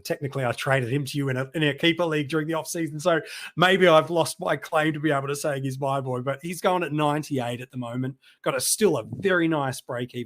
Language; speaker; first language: English; native; English